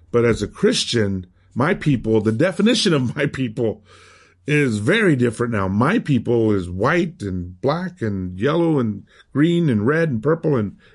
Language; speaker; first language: English; early bilingual, other home language; Spanish